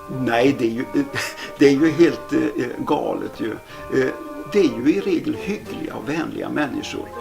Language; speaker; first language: Swedish; native; Swedish